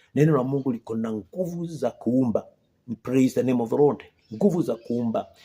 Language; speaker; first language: English; non-native, local second language; Swahili